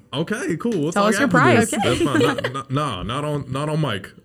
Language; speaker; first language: English; native; English